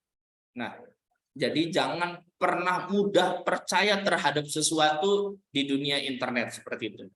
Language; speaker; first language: Indonesian; native; Indonesian